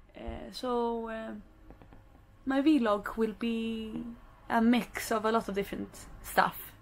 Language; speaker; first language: English; non-native, fluent; Swedish